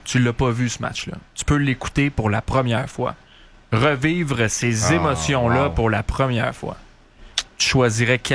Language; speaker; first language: French; native; French